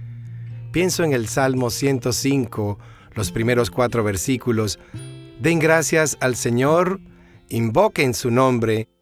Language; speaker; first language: Spanish; native; Spanish